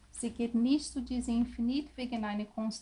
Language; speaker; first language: German; non-native, learner; Portuguese